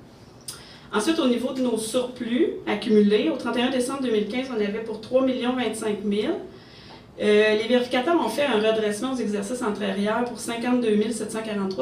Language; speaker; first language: French; native; French